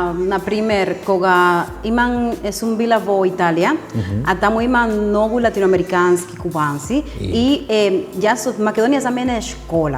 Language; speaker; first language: Macedonian; non-native, learner; Spanish